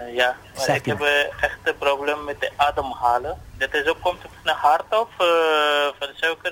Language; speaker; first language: Dutch; non-native, learner; Hindi